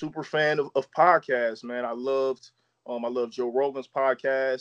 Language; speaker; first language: English; native; English